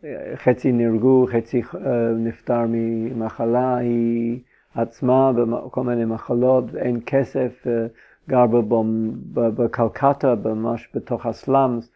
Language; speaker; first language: Hebrew; non-native, fluent; English